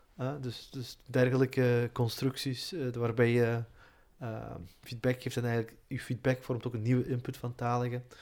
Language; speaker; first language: Dutch; early bilingual, other home language; Turkish